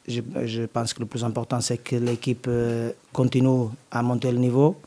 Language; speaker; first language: French; non-native, learner; Portuguese